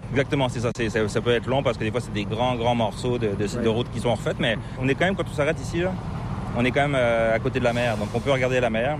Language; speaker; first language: French; native; French